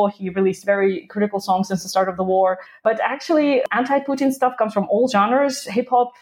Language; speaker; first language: English; non-native, fluent; Russian